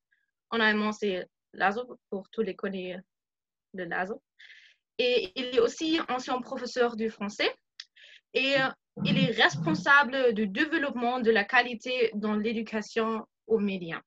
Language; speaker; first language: French; non-native, fluent; German